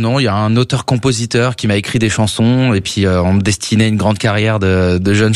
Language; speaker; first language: French; native; French